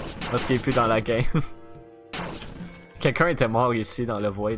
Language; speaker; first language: French; native; French